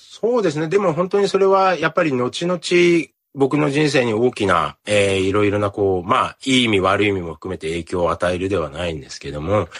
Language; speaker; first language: Japanese; native; Japanese